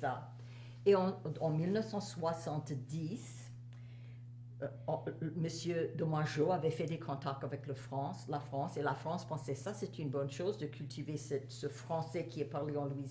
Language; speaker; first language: French; native; French